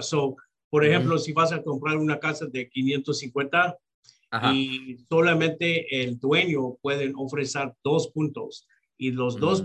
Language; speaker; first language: Spanish; early bilingual, heritage; Spanish